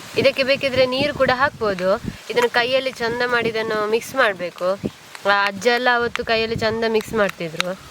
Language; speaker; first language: Kannada; non-native, local second language; Tulu